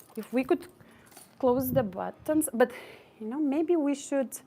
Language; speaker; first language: English; non-native, fluent; Lithuanian